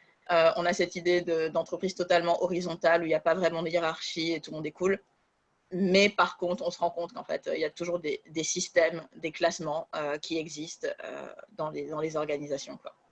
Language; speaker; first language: French; native; French